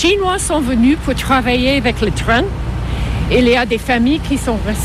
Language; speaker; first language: French; non-native, fluent; English